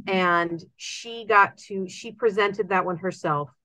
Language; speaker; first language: English; native; English